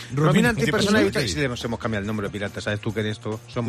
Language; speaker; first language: Spanish; native; Spanish